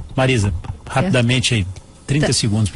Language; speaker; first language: Portuguese; native; Portuguese